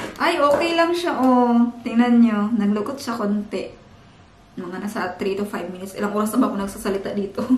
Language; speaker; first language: Filipino; non-native, local second language; Cebuano